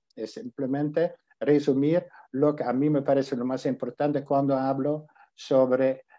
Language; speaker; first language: Spanish; non-native, fluent; Dutch